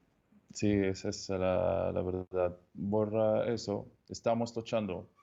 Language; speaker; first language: Spanish; non-native, learner; Arabic